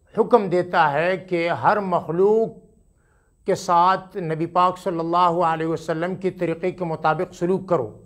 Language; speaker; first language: Urdu; non-native, local second language; Pashto